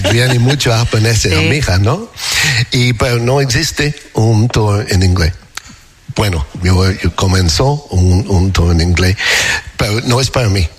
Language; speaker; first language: Spanish; non-native, learner; English